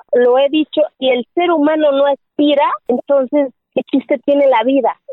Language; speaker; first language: Spanish; non-native, local second language; Zapotec